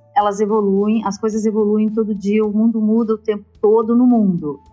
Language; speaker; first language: Portuguese; native; Portuguese